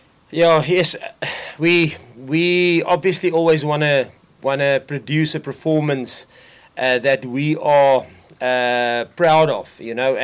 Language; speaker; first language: English; non-native, local second language; Afrikaans